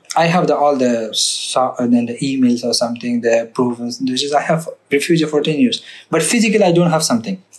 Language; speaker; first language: English; non-native, learner; Persian